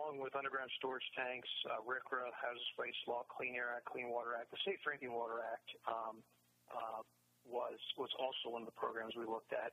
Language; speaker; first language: English; native; English